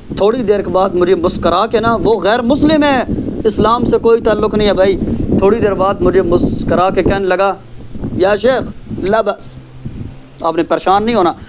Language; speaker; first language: Urdu; non-native, local second language; Punjabi